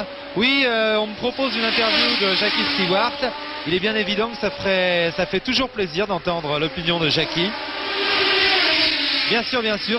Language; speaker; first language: French; native; French